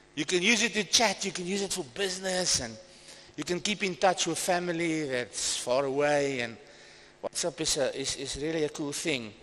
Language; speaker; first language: English; non-native, local second language; Afrikaans